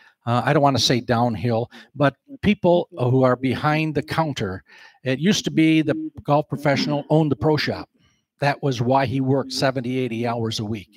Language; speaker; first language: English; native; English